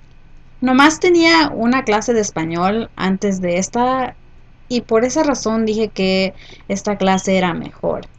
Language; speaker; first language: Spanish; early bilingual, heritage; Spanish